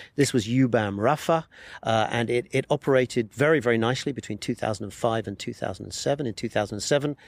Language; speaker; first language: English; native; English